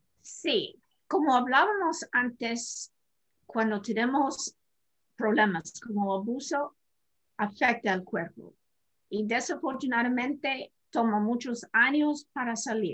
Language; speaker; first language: Spanish; non-native, fluent; English